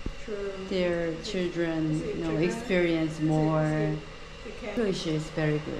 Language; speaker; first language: English; non-native, learner; Korean